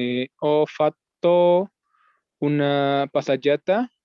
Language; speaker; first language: Italian; non-native, learner; Spanish